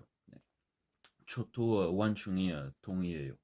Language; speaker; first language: Korean; non-native, learner; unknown